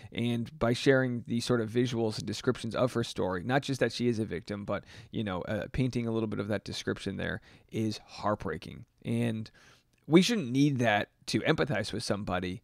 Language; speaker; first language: English; native; English